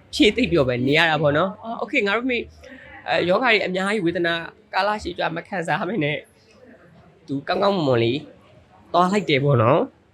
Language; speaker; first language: Burmese; native; Burmese